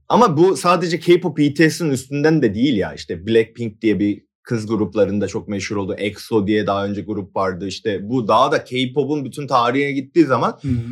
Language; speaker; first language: Turkish; non-native, fluent; Korean